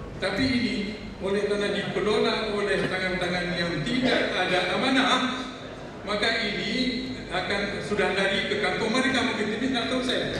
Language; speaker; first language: Malay; non-native, local second language; Achinese